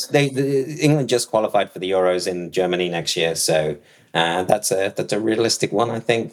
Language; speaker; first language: English; native; English